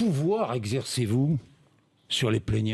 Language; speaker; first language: French; native; French